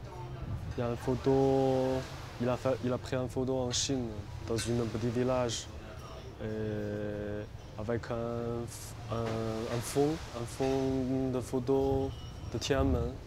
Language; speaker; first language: French; non-native, fluent; Chinese